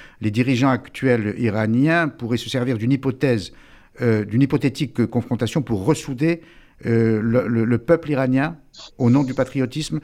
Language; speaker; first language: French; native; French